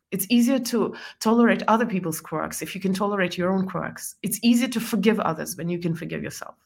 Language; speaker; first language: English; non-native, fluent; Estonian